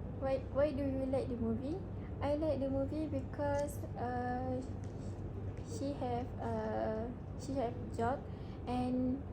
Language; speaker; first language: English; non-native, learner; Malay